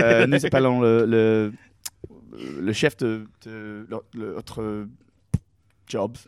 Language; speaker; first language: French; non-native, learner; English